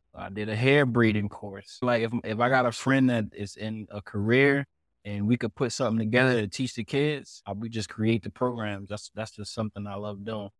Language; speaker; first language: English; native; English